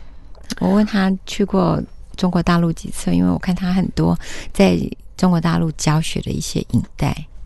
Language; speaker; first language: Chinese; native; Chinese